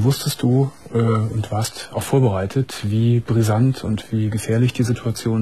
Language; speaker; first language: German; native; German